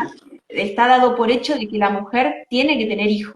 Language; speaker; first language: Spanish; native; Spanish